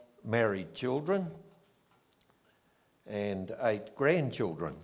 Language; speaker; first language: English; native; English